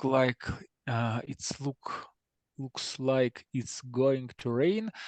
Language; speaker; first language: English; non-native, learner; Russian